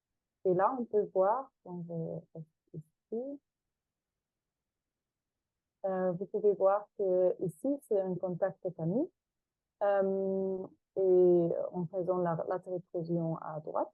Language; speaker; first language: French; non-native, fluent; German